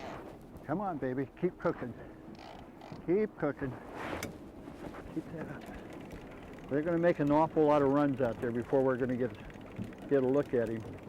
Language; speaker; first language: English; native; English